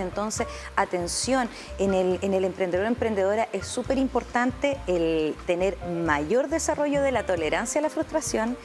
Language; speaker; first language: Spanish; native; Spanish